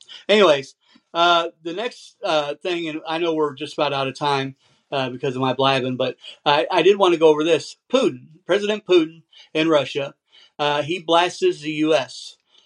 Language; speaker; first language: English; native; English